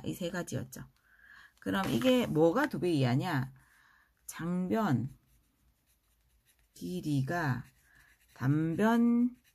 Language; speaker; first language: Korean; native; Korean